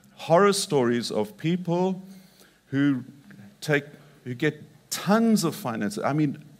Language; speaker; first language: English; native; English